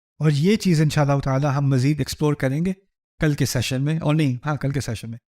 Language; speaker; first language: Urdu; early bilingual, heritage; Urdu